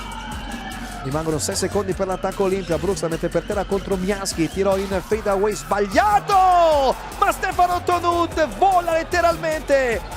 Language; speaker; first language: Italian; native; Italian